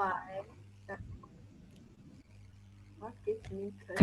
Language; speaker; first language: English; non-native, learner; Vietnamese